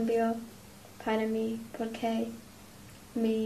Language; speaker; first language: Spanish; non-native, learner; English